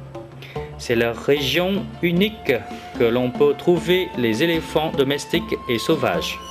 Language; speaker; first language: French; non-native, fluent; Vietnamese